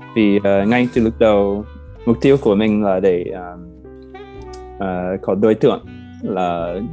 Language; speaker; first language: Vietnamese; non-native, fluent; English